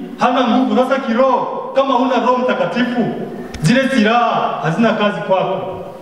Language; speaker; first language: Swahili; native; Swahili